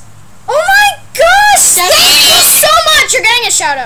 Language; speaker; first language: English; native; English